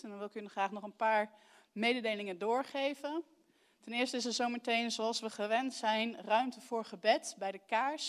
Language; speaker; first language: Dutch; native; Dutch